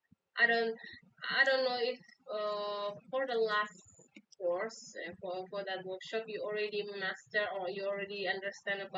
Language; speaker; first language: English; non-native, fluent; Indonesian